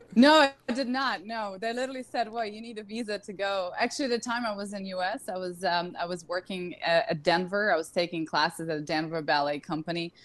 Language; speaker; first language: English; non-native, fluent; Russian